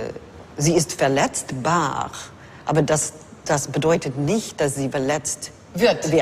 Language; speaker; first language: German; non-native, fluent; English